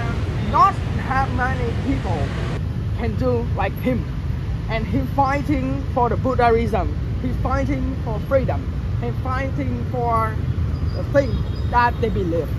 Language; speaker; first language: English; non-native, learner; Vietnamese